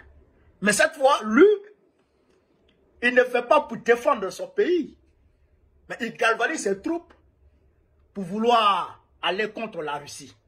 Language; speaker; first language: French; non-native, local second language; Bambara